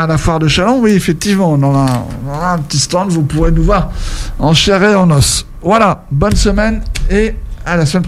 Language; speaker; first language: French; native; French